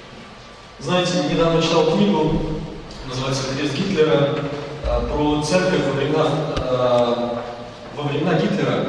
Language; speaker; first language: Russian; native; Russian